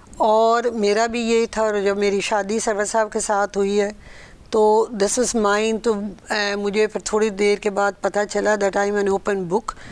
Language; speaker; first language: Urdu; early bilingual, heritage; Urdu